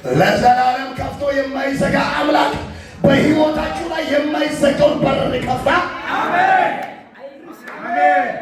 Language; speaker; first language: Amharic; non-native, local second language; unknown